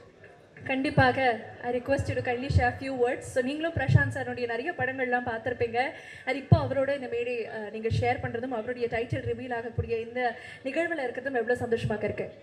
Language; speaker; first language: Tamil; native; Tamil